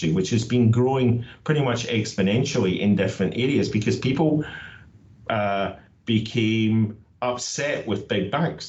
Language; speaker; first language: English; native; English